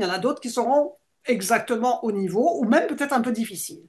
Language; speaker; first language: French; native; French